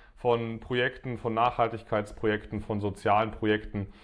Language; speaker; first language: German; native; German